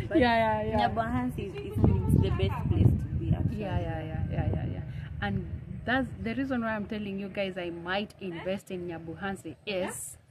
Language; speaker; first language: English; non-native, local second language; Kalenjin